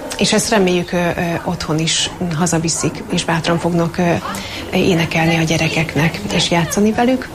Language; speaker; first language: Hungarian; native; Hungarian